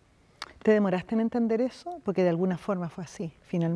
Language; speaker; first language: Spanish; native; Spanish